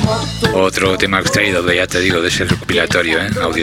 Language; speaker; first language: Spanish; native; Spanish